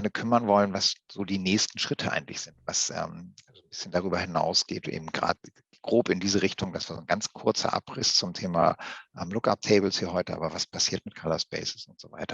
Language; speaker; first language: German; native; German